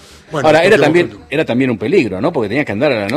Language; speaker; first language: Spanish; native; Spanish